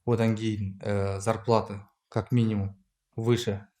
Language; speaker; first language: Russian; non-native, local second language; Kazakh